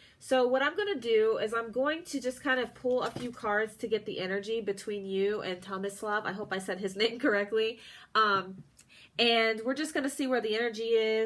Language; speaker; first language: English; native; English